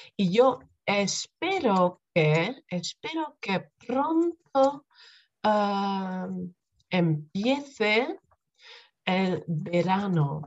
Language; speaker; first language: Spanish; non-native, fluent; Dutch